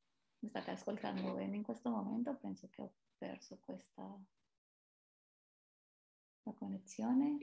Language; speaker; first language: Italian; non-native, fluent; Spanish